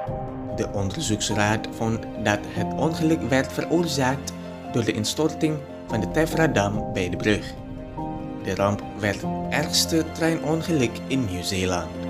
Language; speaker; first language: Dutch; non-native, fluent; Indonesian